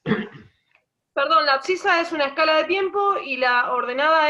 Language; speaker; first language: Spanish; native; Spanish